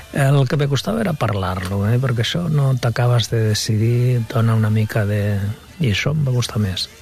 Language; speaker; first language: Catalan; non-native, local second language; Spanish